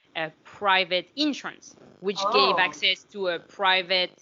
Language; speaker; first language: English; non-native, fluent; French